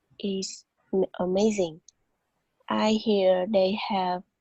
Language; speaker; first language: English; non-native, learner; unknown